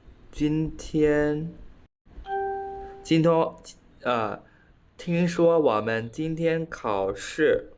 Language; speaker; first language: Chinese; non-native, fluent; Khmer